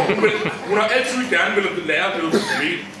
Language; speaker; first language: Danish; native; Danish